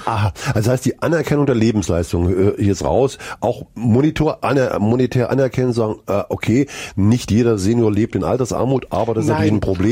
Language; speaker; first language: German; native; German